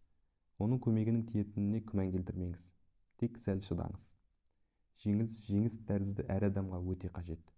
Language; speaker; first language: Kazakh; native; Kazakh